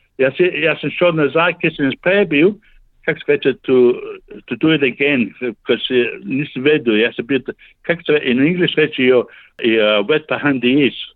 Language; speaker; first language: Slovenian; early bilingual, heritage; Slovenian